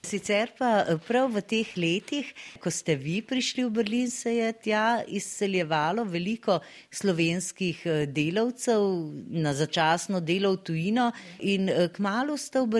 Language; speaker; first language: Slovenian; native; Slovenian